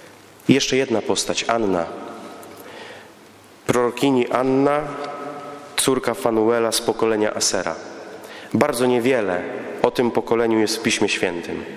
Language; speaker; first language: Polish; native; Polish